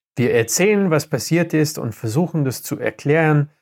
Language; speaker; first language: German; non-native, fluent; English